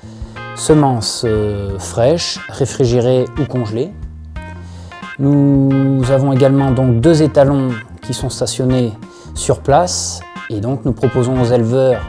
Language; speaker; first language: French; native; French